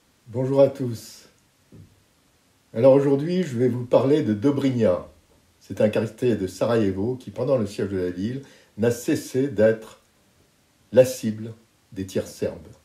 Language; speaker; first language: French; native; French